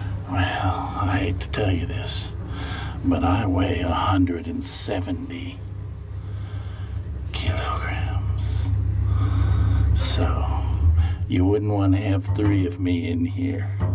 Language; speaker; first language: English; native; English